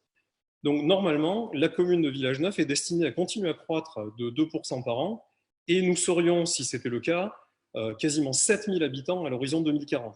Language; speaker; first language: French; native; French